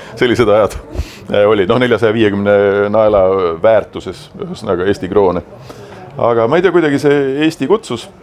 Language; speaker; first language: Estonian; native; Estonian